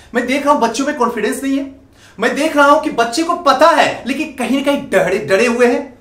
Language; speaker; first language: Hindi; native; Hindi